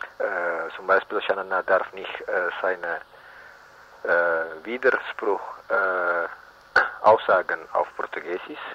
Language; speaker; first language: German; non-native, learner; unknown